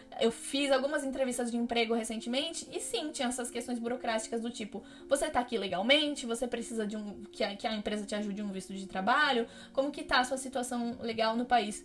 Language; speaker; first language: Portuguese; native; Portuguese